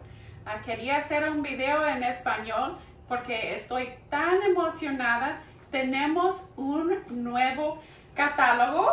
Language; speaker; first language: Spanish; early bilingual, heritage; Spanish